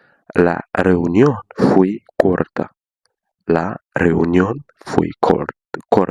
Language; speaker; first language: Spanish; non-native, fluent; Haitian Creole